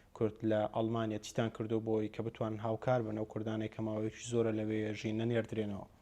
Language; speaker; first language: Central Kurdish; native; Central Kurdish